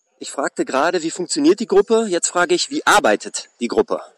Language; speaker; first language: German; native; German